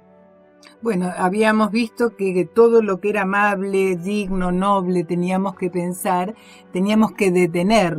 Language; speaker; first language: Spanish; native; Spanish